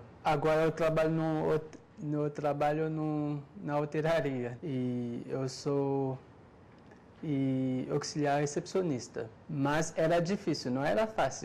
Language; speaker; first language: Portuguese; non-native, learner; Haitian Creole